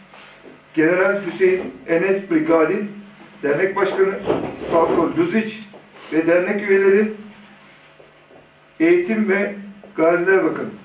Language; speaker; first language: Turkish; native; Turkish